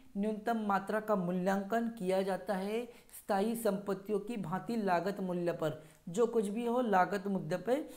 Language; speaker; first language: Hindi; non-native, local second language; Marathi